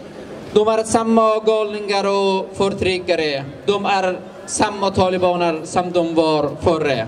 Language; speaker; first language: Swedish; non-native, fluent; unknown